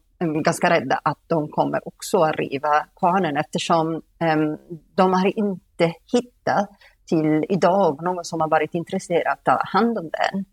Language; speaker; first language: Swedish; non-native, fluent; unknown